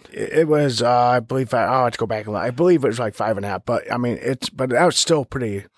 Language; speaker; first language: English; native; English